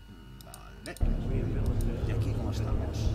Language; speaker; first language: Spanish; native; Spanish